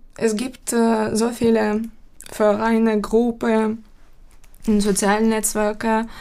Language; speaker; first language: German; non-native, fluent; Ukrainian